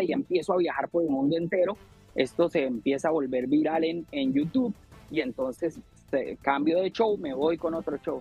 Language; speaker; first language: Spanish; native; Spanish